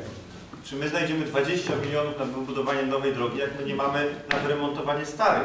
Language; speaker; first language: Polish; native; Polish